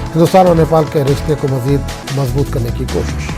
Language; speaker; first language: Hindi; native; Hindi